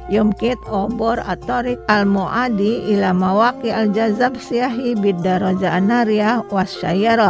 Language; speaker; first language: Arabic; non-native, fluent; Indonesian